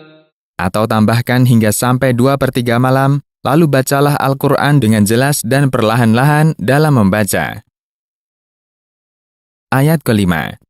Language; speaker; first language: Indonesian; native; Indonesian